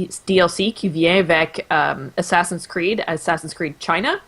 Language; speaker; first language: French; non-native, local second language; English